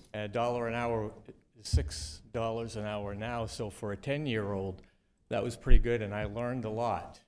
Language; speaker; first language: English; native; English